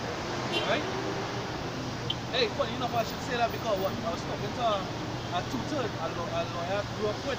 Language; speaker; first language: English; native; English